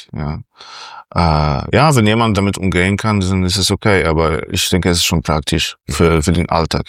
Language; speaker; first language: German; non-native, fluent; Polish